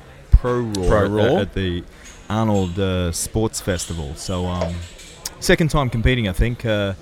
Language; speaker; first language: English; native; English